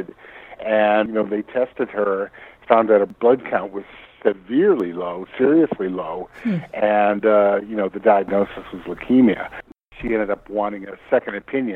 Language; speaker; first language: English; native; English